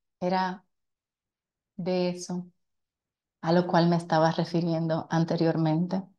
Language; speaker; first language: Spanish; native; Spanish